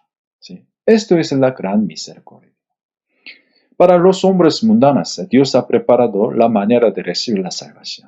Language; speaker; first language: Spanish; non-native, fluent; Korean